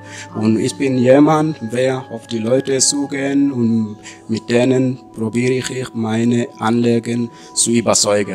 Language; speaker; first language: German; non-native, learner; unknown